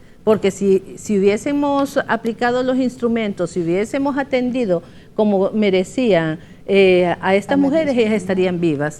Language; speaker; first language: Spanish; native; Spanish